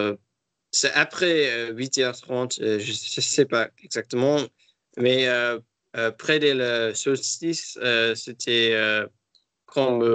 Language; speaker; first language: French; non-native, learner; English